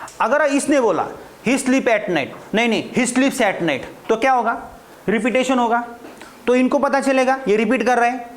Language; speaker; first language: Hindi; non-native, local second language; Marathi